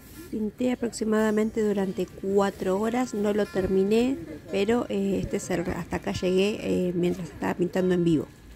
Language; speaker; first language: Spanish; native; Spanish